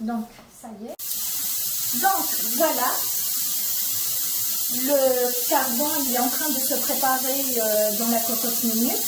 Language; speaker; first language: French; non-native, local second language; Arabic